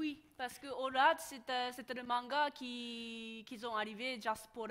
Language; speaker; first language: French; non-native, learner; Japanese